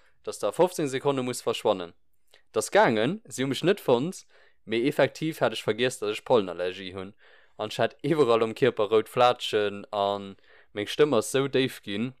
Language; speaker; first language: Luxembourgish; early bilingual, other home language; English